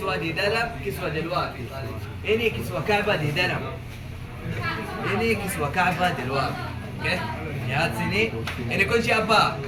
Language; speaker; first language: Indonesian; non-native, learner; Arabic